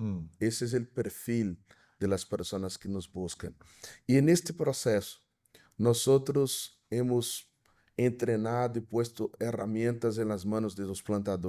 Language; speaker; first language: Spanish; non-native, fluent; Portuguese